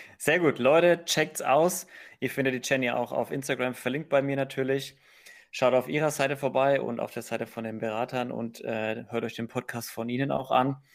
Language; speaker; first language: German; native; German